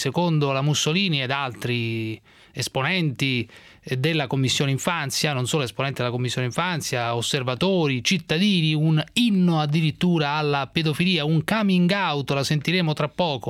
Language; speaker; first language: Italian; native; Italian